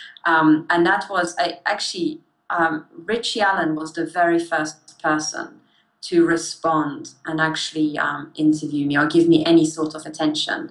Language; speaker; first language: English; early bilingual, other home language; German